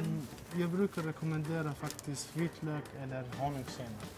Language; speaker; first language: Swedish; non-native, fluent; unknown